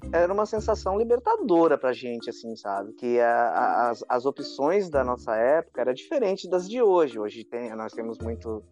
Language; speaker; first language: Portuguese; native; Portuguese